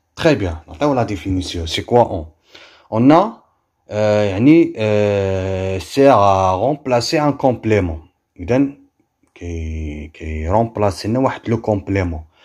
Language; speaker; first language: French; non-native, local second language; Arabic